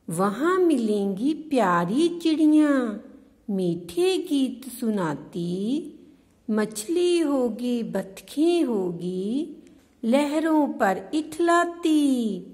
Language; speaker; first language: Hindi; non-native, local second language; Punjabi